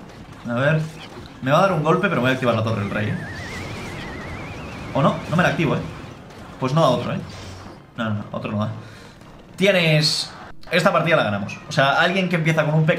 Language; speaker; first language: Spanish; native; Spanish